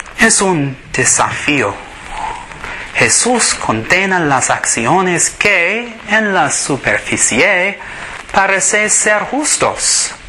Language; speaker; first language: Spanish; non-native, learner; English